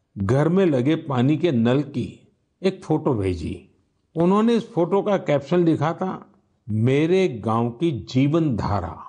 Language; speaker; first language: Hindi; non-native, local second language; Gujarati